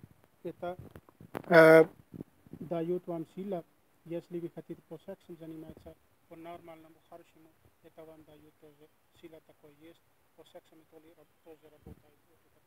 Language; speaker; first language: Russian; non-native, learner; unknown